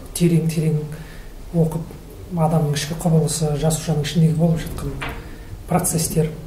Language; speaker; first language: Kazakh; native; Kazakh